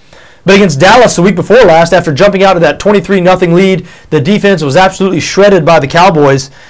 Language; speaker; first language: English; native; English